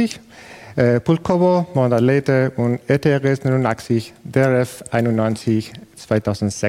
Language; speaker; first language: German; non-native, fluent; Spanish